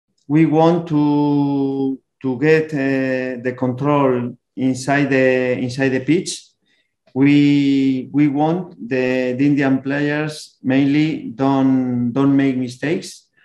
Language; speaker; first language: English; non-native, fluent; Spanish